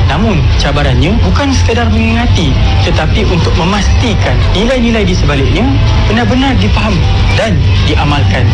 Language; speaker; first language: Malay; native; Malay